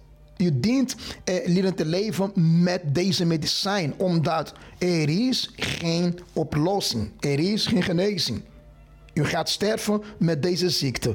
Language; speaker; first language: Dutch; non-native, fluent; Portuguese